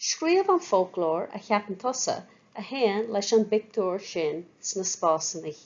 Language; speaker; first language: Irish; non-native, fluent; English